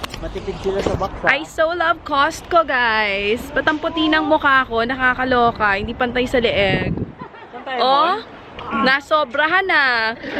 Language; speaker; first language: Filipino; native; Filipino